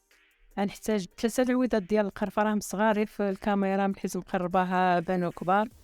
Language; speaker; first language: Arabic; native; Arabic